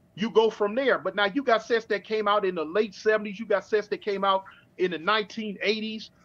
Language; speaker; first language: English; native; English